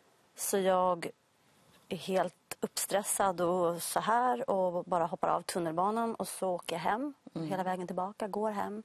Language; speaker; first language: Swedish; native; Swedish